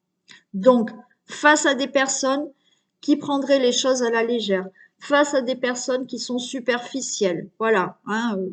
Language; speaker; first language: French; native; French